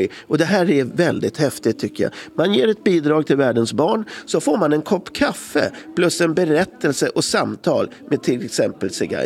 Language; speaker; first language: Swedish; native; Swedish